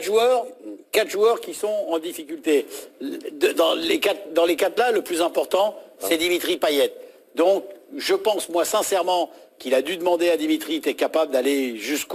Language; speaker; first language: French; native; French